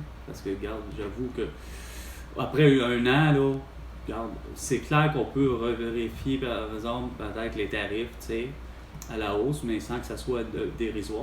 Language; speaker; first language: French; native; French